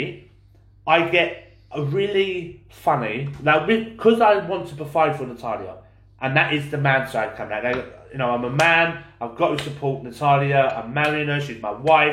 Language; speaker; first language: English; native; English